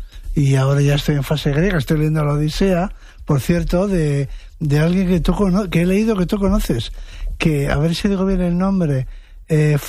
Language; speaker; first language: Spanish; native; Spanish